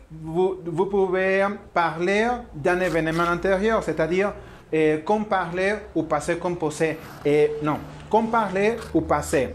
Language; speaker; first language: French; non-native, learner; Spanish